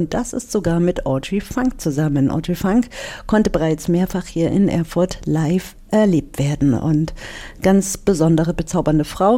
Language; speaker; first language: German; native; German